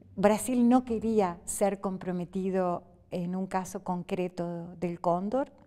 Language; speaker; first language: Spanish; native; Spanish